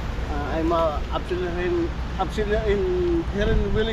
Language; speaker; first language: English; non-native, learner; Filipino